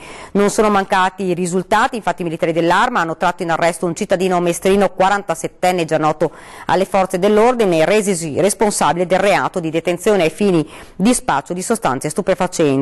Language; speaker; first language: Italian; native; Italian